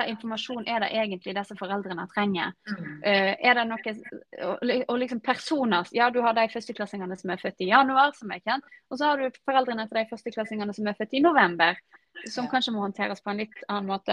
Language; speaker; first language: Norwegian; native; Norwegian